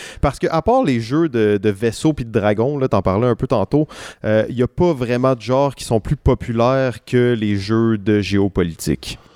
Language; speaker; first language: French; native; French